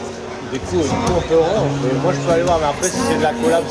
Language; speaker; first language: French; native; French